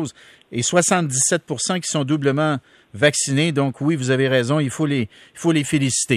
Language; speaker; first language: French; native; French